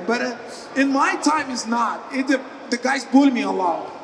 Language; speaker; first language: English; non-native, learner; Portuguese